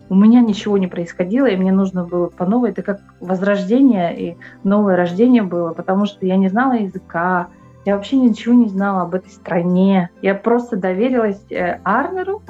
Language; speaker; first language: Russian; non-native, local second language; Yakut